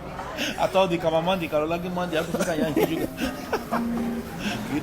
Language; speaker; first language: Indonesian; non-native, fluent; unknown